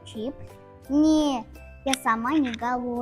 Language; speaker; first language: Russian; non-native, local second language; Tajik